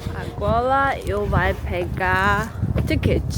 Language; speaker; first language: Portuguese; non-native, learner; Chinese